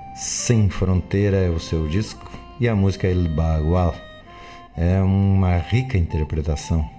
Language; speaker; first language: Portuguese; native; Portuguese